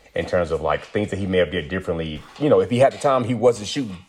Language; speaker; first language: English; native; English